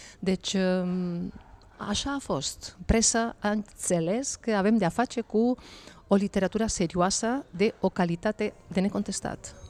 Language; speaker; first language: Romanian; non-native, fluent; Spanish